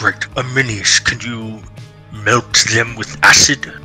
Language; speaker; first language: English; native; English